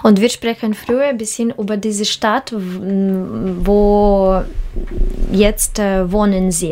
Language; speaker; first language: German; non-native, learner; Russian